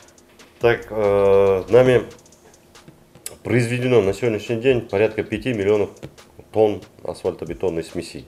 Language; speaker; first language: Russian; native; Russian